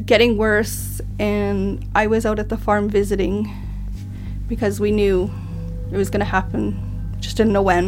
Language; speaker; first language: English; native; English